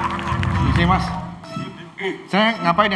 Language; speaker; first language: Indonesian; native; Indonesian